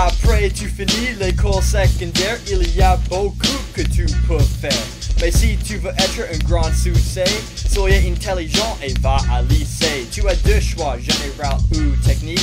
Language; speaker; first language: French; non-native, learner; English